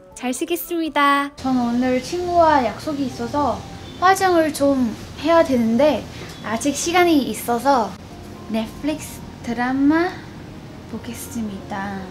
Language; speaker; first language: Korean; non-native, fluent; Vietnamese